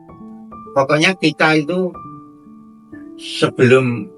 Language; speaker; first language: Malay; non-native, local second language; Javanese